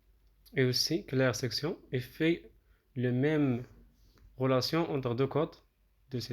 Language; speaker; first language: French; non-native, local second language; Arabic